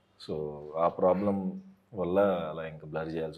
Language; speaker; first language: Telugu; native; Telugu